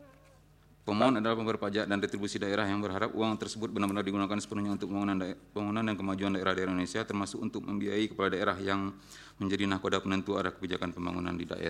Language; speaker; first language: Indonesian; native; Indonesian